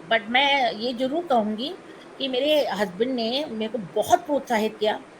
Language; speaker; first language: Hindi; non-native, local second language; Tamil